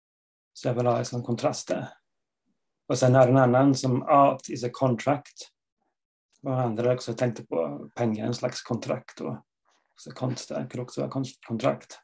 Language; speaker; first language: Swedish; non-native, fluent; English